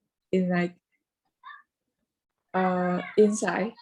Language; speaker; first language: English; non-native, learner; Vietnamese